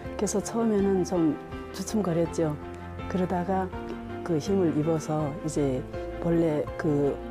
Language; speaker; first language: Korean; early bilingual, heritage; Korean